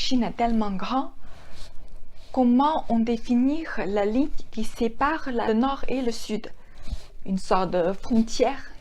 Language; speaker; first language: French; non-native, fluent; Chinese